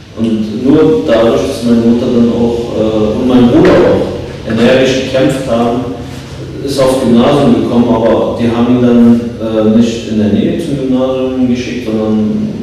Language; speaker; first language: German; early bilingual, other home language; Turkish